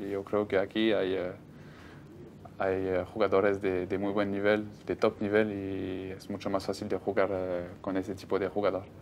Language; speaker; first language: Spanish; non-native, fluent; French